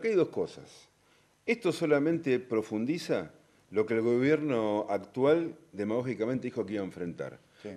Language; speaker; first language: Spanish; native; Spanish